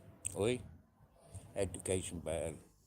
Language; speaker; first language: Spanish; non-native, learner; English